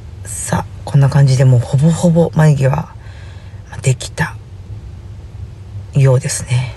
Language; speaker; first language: Japanese; native; Japanese